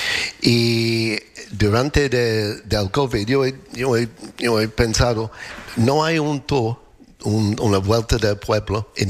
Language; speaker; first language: Spanish; non-native, learner; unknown